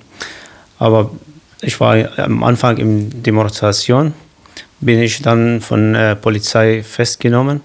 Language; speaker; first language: German; non-native, learner; Kurdish